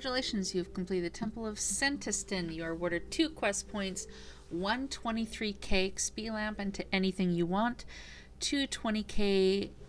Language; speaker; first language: English; native; English